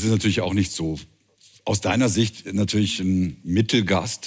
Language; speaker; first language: German; native; German